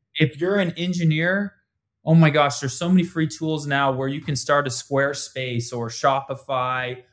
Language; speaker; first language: English; native; English